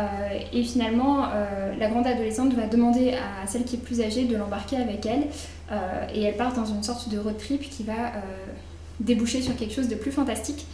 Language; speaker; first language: French; native; French